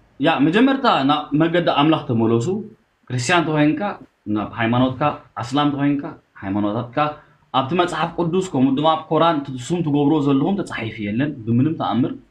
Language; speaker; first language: Tigrinya; native; Tigrinya